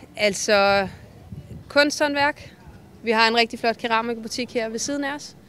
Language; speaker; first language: Danish; native; Danish